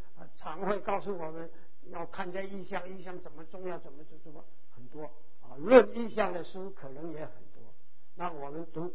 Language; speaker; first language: Chinese; native; Chinese